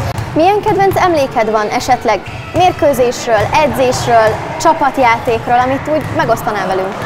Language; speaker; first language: Hungarian; native; Hungarian